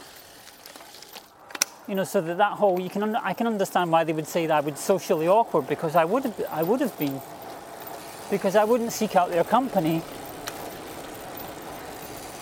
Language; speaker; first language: English; native; English